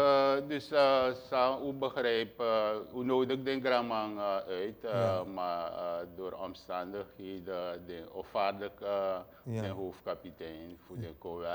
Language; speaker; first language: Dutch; non-native, local second language; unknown